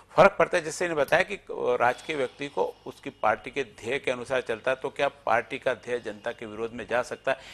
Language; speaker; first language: Hindi; non-native, local second language; Marathi